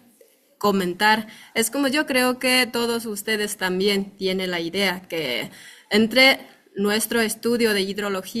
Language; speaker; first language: Spanish; non-native, fluent; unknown